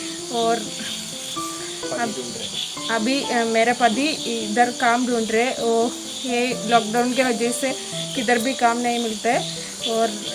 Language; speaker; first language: Hindi; non-native, local second language; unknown